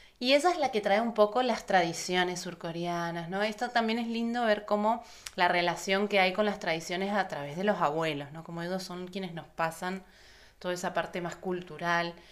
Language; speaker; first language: Spanish; native; Spanish